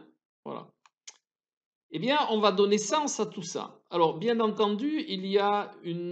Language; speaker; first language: French; native; French